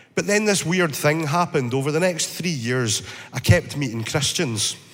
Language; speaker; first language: English; native; English